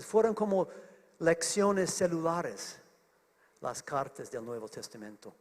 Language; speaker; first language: Spanish; non-native, fluent; English